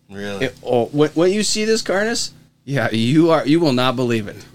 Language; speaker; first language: English; native; English